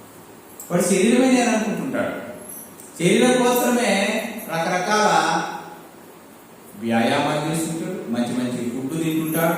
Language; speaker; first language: Telugu; native; Telugu